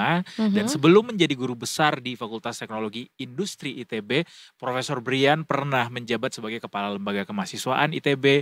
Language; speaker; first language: Indonesian; native; Indonesian